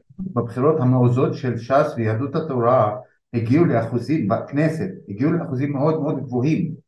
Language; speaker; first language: Hebrew; non-native, local second language; Arabic